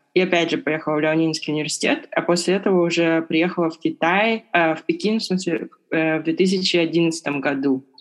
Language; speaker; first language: Russian; native; Russian